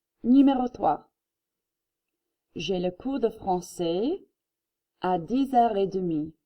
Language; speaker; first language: French; non-native, fluent; English